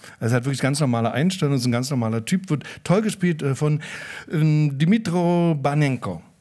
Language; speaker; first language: German; native; German